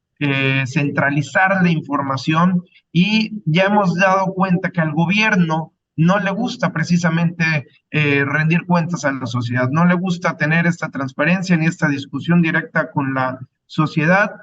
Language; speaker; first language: Spanish; native; Spanish